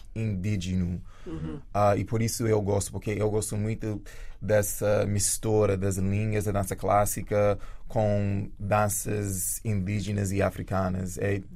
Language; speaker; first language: Portuguese; early bilingual, other home language; Jamaican Creole English